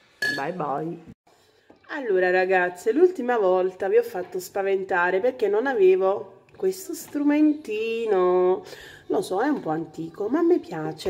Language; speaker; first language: Italian; native; Italian